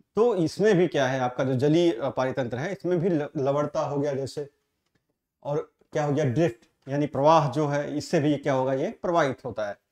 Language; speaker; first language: Hindi; native; Hindi